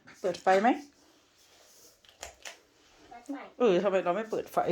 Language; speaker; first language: Thai; native; Thai